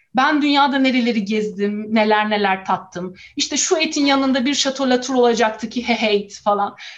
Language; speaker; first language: Turkish; native; Turkish